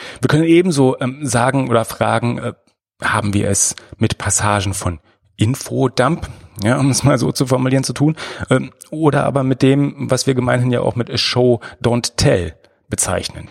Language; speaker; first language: German; native; German